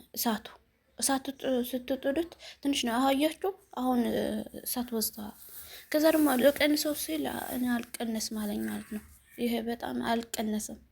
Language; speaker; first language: Amharic; non-native, local second language; Tigrinya